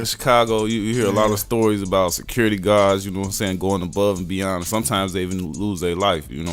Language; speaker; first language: English; native; English